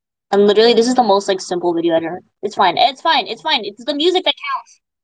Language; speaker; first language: English; native; English